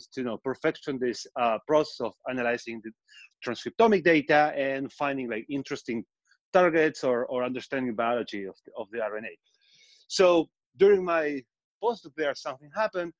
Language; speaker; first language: English; non-native, fluent; Spanish